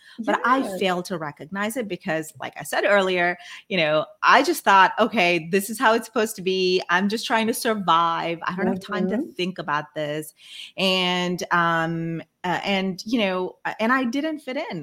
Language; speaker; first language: English; non-native, fluent; Malay